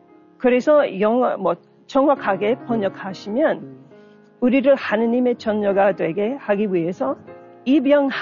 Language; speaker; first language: Korean; non-native, learner; English